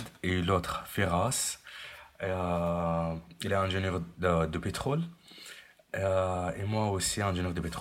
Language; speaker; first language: French; non-native, fluent; Arabic